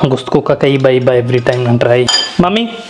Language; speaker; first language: Filipino; non-native, learner; Punjabi